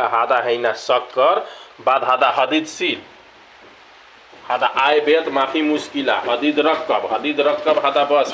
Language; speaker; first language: Arabic; non-native, learner; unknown